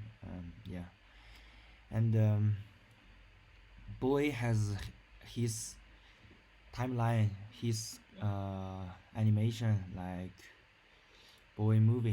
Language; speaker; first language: English; non-native, learner; Chinese